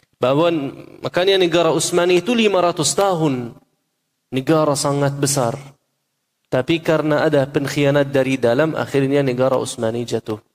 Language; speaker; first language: Indonesian; non-native, fluent; Arabic